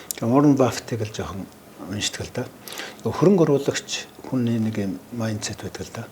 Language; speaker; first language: Mongolian; native; Mongolian